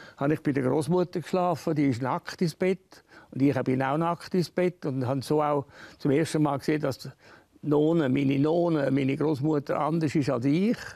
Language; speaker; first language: German; native; German